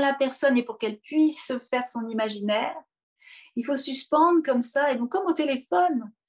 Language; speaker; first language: French; native; French